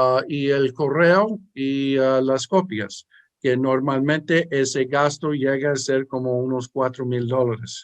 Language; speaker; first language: Spanish; early bilingual, heritage; English